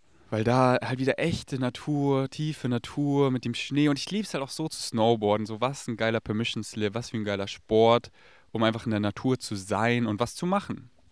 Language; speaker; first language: German; native; German